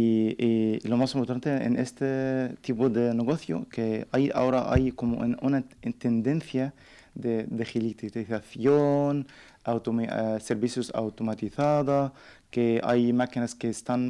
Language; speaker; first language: Spanish; non-native, learner; Arabic